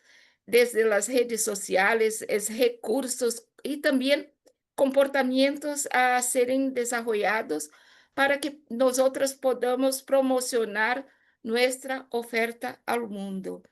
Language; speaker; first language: Spanish; non-native, fluent; Portuguese